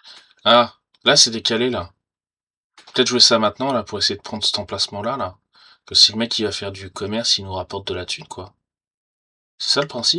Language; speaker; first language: French; native; French